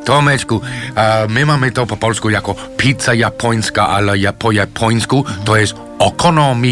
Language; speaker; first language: Polish; non-native, learner; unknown